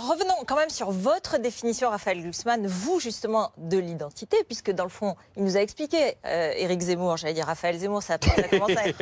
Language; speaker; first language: French; native; French